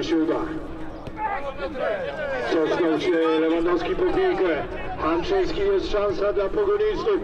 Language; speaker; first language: Polish; native; Polish